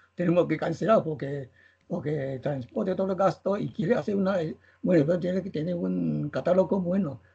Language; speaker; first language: Spanish; non-native, learner; Chinese